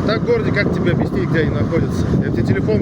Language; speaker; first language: Russian; native; Russian